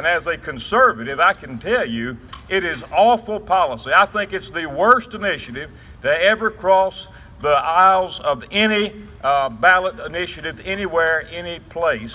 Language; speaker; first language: English; native; English